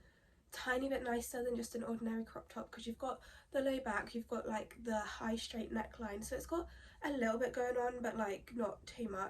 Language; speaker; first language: English; native; English